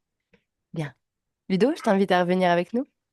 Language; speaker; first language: French; native; French